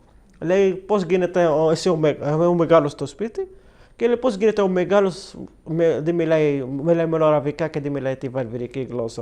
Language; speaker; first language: Greek; non-native, learner; Arabic